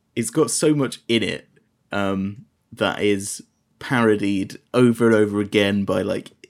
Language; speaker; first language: English; native; English